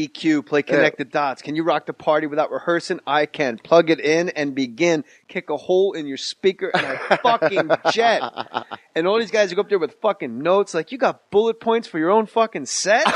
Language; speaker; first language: English; native; English